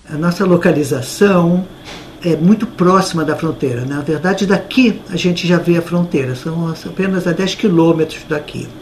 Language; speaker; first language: Portuguese; native; Portuguese